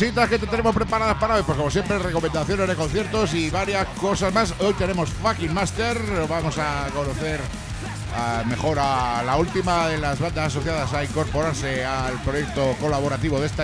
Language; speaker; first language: Spanish; native; Spanish